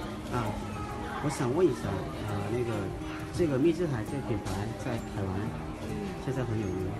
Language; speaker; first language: Chinese; non-native, learner; Korean